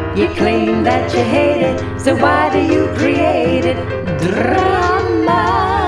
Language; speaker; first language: English; non-native, fluent; Norwegian